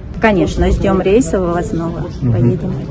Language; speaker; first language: Russian; native; Russian